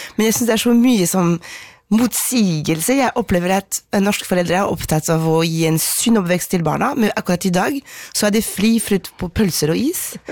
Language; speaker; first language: Norwegian; non-native, fluent; French